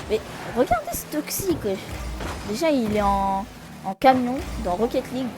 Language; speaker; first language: French; native; French